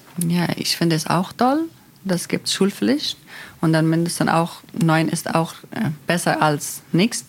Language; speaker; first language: German; non-native, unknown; Persian